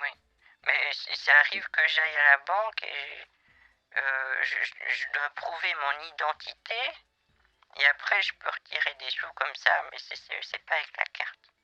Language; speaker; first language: French; native; French